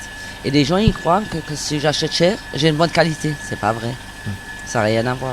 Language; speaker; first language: French; native; French